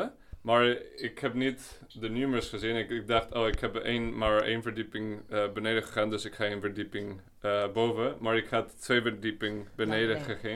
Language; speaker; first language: Dutch; non-native, learner; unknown